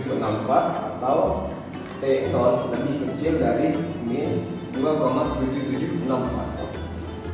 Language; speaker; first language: Indonesian; native; Indonesian